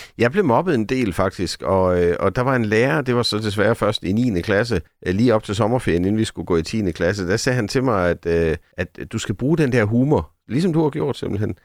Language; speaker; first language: Danish; native; Danish